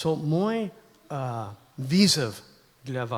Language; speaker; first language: Russian; non-native, learner; English